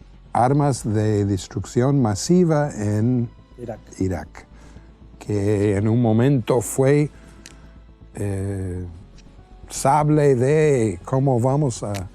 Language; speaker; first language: Spanish; non-native, fluent; English